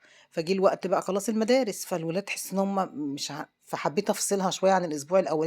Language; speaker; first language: Arabic; native; Arabic